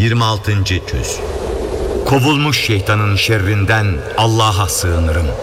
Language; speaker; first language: Turkish; native; Turkish